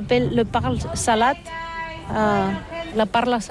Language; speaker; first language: French; non-native, learner; Catalan